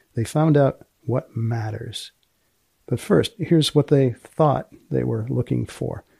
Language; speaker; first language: English; native; English